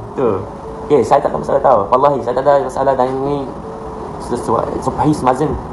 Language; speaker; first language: Malay; non-native, learner; Arabic